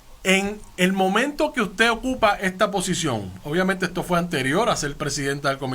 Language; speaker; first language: Spanish; native; Spanish